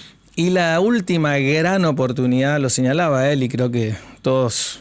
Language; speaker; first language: Spanish; native; Spanish